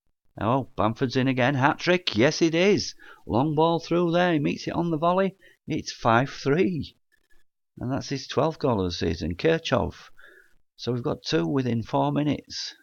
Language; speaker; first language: English; native; English